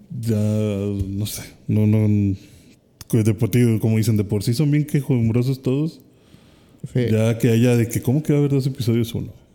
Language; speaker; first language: Spanish; native; Spanish